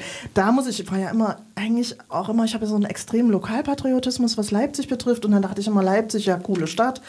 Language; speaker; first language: German; native; German